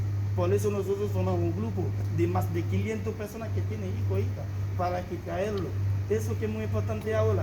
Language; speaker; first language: Spanish; non-native, learner; Haitian Creole